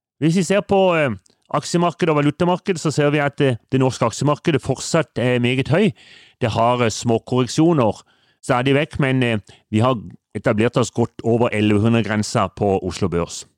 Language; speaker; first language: Norwegian; native; Norwegian